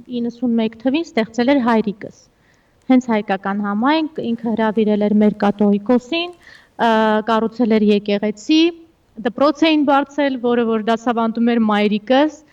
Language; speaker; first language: Armenian; early bilingual, heritage; Armenian